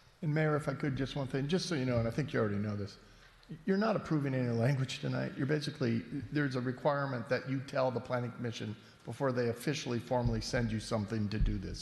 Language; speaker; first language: English; native; English